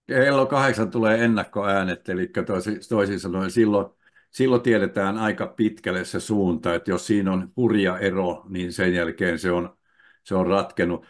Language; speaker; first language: Finnish; native; Finnish